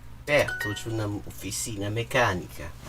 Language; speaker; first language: Portuguese; non-native, learner; English